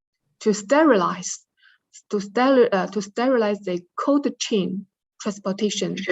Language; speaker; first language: English; non-native, fluent; Chinese